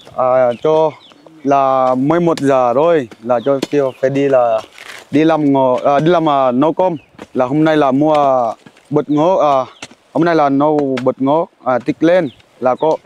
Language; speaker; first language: Vietnamese; non-native, learner; Portuguese